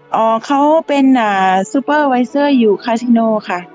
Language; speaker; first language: Thai; native; Thai